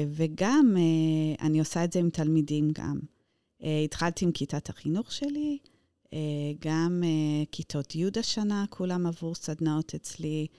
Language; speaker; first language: Hebrew; non-native, fluent; English